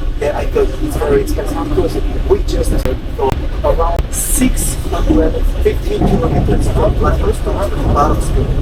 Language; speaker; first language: English; non-native, learner; Korean